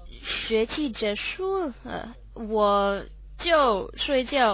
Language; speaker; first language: Chinese; non-native, learner; English